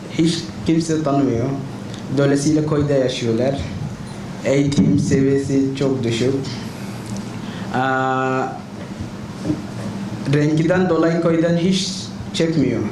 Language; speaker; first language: Turkish; non-native, learner; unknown